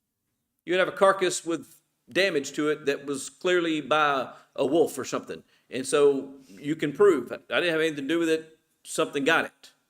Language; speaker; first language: English; native; English